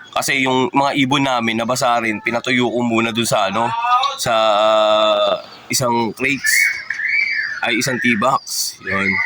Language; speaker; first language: Filipino; native; Filipino